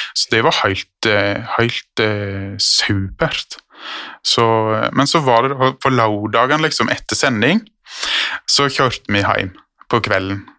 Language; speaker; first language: Norwegian; native; Norwegian